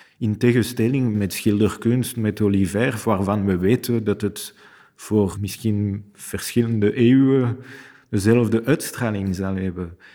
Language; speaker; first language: Dutch; non-native, fluent; French